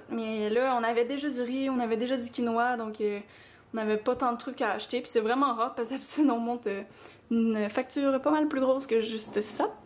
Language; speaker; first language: French; native; French